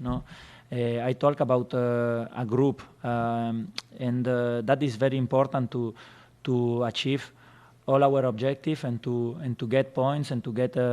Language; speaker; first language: English; non-native, fluent; Spanish